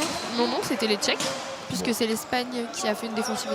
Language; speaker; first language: French; native; French